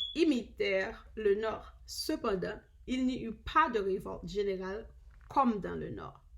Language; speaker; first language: French; non-native, learner; English